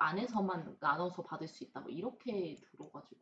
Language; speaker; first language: Korean; native; Korean